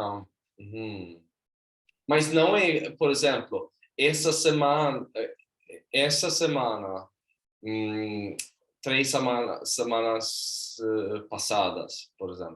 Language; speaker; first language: Portuguese; non-native, learner; Swedish